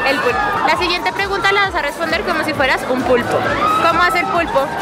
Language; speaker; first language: Spanish; native; Spanish